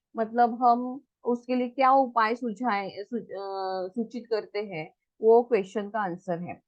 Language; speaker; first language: Hindi; non-native, local second language; Marathi